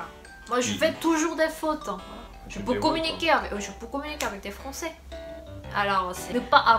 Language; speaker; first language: French; non-native, fluent; Korean